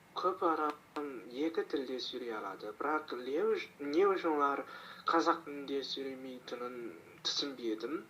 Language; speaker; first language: Kazakh; non-native, learner; Chinese